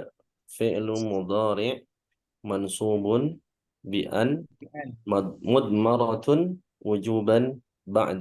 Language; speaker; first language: Arabic; non-native, learner; Indonesian